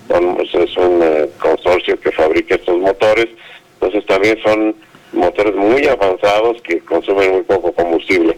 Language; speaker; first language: Spanish; native; Spanish